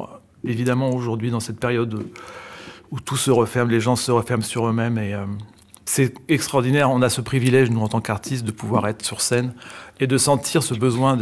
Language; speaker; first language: French; early bilingual, other home language; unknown